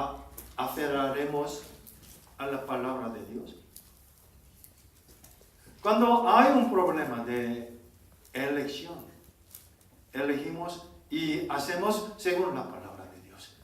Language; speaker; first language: Spanish; non-native, learner; Korean